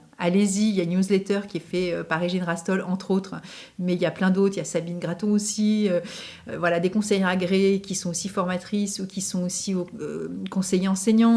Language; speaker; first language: French; native; French